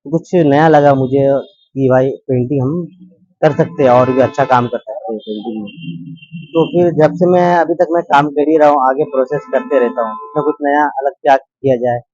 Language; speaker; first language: Hindi; native; Hindi